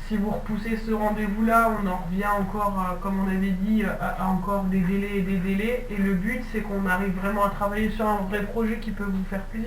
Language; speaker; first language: French; native; French